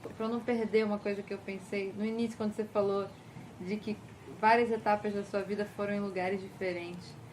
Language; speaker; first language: Portuguese; native; Portuguese